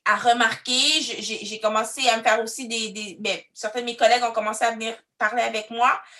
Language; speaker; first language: French; early bilingual, other home language; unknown